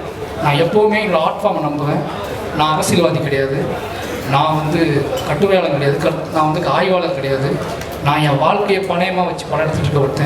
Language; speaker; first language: Tamil; native; Tamil